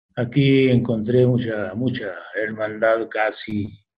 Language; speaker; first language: Spanish; native; Spanish